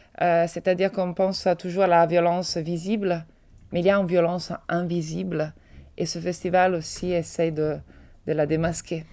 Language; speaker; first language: French; non-native, fluent; Italian